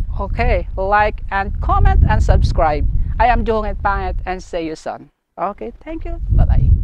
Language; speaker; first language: English; non-native, learner; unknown